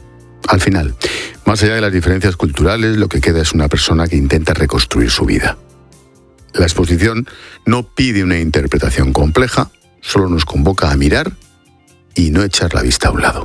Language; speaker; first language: Spanish; native; Spanish